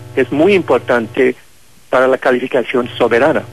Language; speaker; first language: Spanish; non-native, fluent; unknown